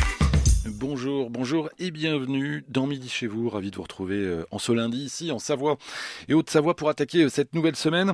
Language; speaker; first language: French; native; French